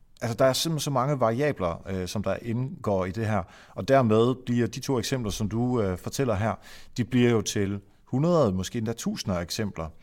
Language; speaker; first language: Danish; non-native, fluent; Dutch